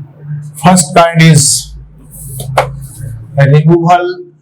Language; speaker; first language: English; non-native, local second language; Hindi